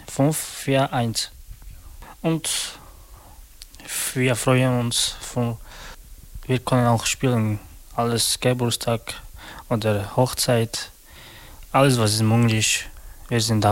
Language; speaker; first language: German; non-native, learner; Romany